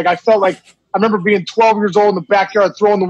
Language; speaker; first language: English; native; English